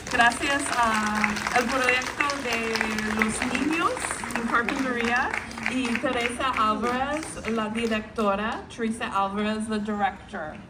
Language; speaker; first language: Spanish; non-native, learner; English